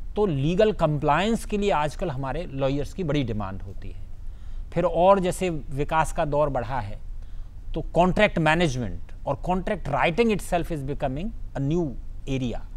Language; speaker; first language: Hindi; native; Hindi